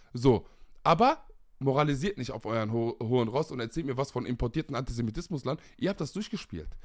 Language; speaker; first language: German; early bilingual, other home language; Arabic